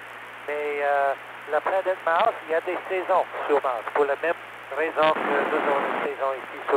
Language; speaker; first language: French; non-native, learner; English